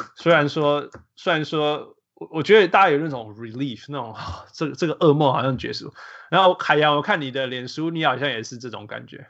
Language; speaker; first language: Chinese; early bilingual, heritage; Chinese